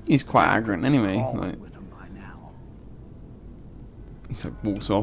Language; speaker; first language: English; native; English